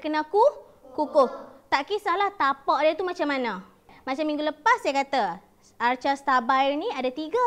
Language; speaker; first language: Malay; native; Malay